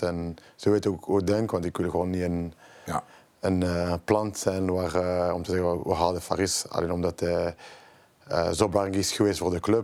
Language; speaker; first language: Dutch; non-native, local second language; French